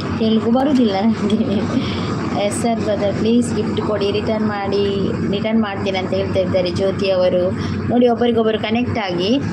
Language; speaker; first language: Kannada; non-native, local second language; Tulu